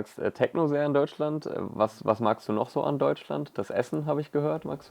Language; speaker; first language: German; native; German